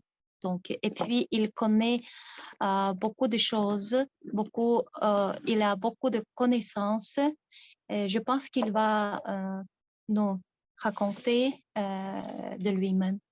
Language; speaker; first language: French; non-native, fluent; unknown